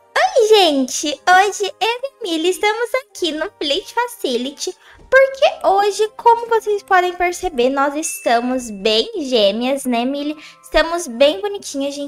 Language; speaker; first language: Portuguese; native; Portuguese